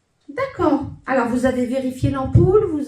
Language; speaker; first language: French; native; French